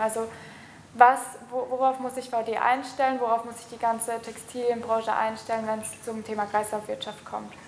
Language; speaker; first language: German; native; German